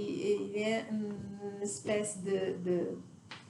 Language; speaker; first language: French; non-native, learner; Portuguese